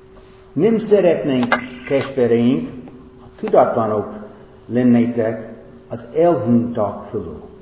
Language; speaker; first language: Hungarian; non-native, fluent; English